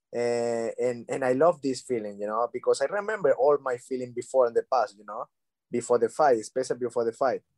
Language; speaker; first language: English; non-native, learner; Spanish